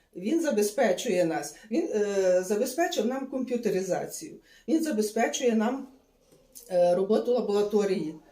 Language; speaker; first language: Ukrainian; native; Ukrainian